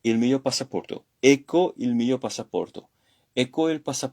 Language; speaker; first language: Italian; non-native, fluent; French